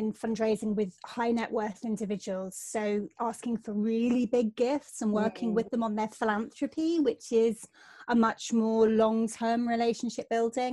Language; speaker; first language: English; native; English